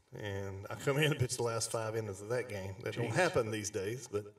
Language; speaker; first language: English; native; English